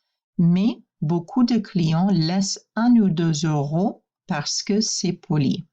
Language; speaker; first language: French; non-native, fluent; English